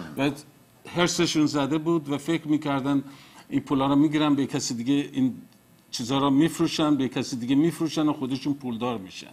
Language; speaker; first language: Persian; early bilingual, heritage; Persian